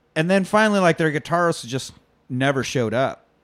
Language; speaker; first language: English; native; English